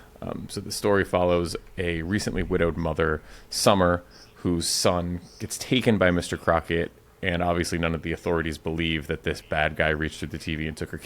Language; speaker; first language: English; native; English